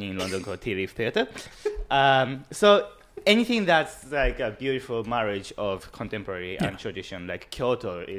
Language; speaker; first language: English; non-native, fluent; Japanese